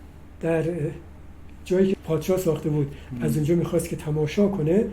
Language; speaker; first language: Persian; native; Persian